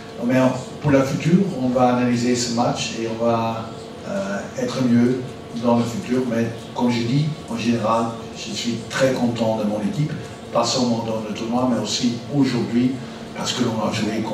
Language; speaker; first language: French; non-native, learner; Dutch